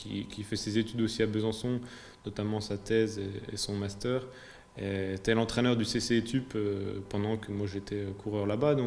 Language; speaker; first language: French; native; French